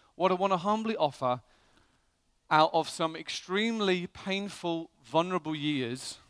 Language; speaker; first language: English; native; English